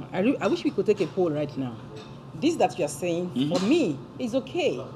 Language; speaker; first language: English; non-native, local second language; Yoruba